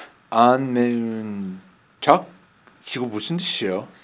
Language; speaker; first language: Korean; non-native, learner; English